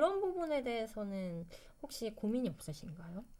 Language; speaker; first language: Korean; native; Korean